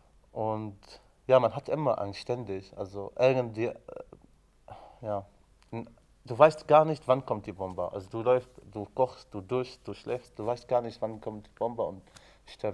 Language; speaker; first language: German; non-native, fluent; Arabic